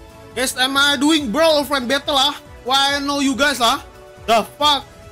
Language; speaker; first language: English; non-native, fluent; Indonesian